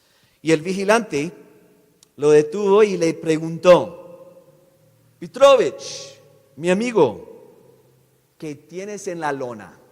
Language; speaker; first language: Spanish; non-native, fluent; English